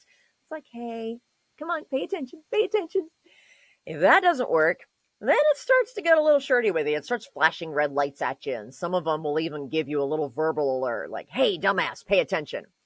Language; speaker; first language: English; native; English